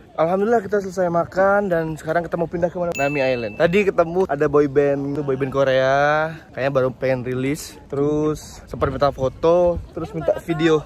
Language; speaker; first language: Indonesian; native; Indonesian